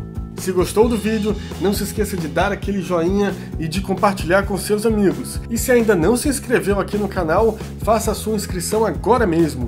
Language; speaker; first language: Portuguese; native; Portuguese